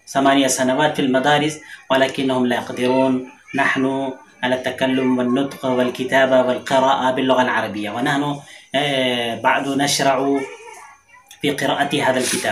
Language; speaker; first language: Arabic; non-native, fluent; Urdu